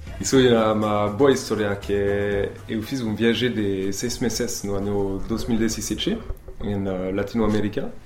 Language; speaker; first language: Portuguese; non-native, learner; French